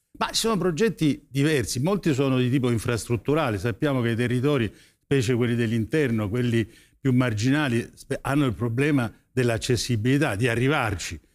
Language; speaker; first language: Italian; native; Italian